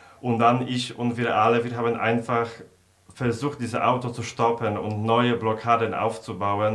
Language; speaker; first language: German; non-native, fluent; Polish